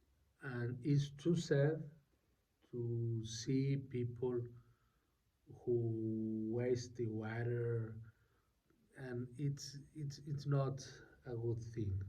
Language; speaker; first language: English; non-native, learner; Spanish